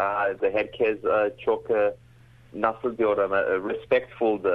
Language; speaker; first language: Turkish; early bilingual, heritage; Turkish